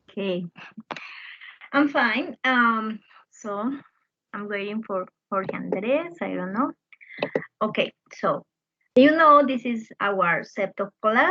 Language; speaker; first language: English; non-native, fluent; Spanish